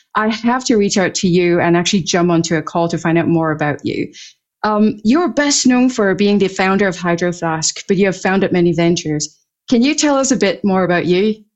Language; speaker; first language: English; non-native, local second language; Cantonese